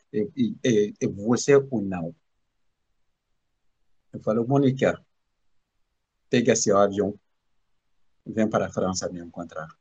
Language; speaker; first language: Portuguese; non-native, learner; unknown